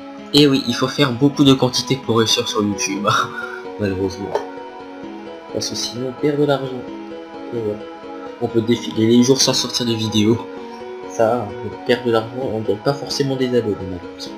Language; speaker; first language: French; native; French